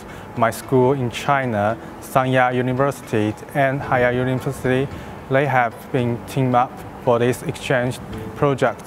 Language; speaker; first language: English; non-native, learner; Chinese